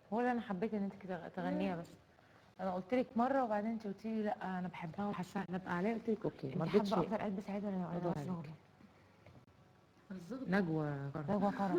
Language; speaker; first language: Arabic; native; Arabic